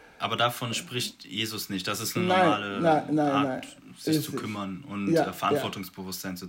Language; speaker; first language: German; native; German